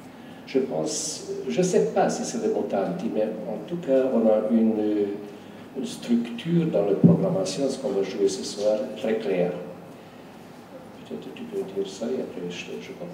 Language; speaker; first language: French; non-native, fluent; Hungarian